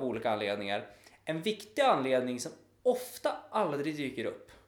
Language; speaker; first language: Swedish; native; Swedish